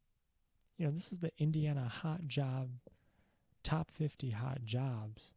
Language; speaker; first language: English; native; English